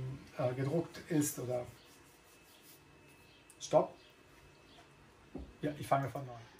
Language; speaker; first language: German; non-native, fluent; Italian